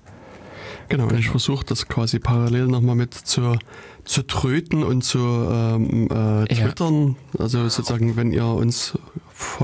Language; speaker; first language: German; native; German